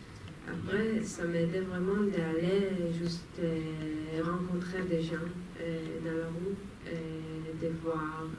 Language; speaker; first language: French; non-native, fluent; Hebrew